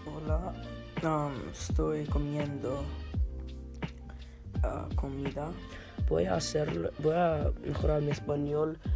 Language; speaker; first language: Spanish; non-native, learner; Swedish